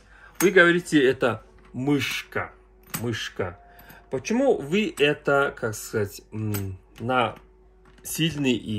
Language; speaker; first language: Russian; non-native, learner; Mongolian